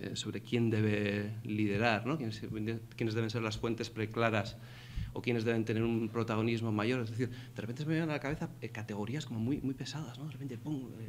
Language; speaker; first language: Spanish; native; Spanish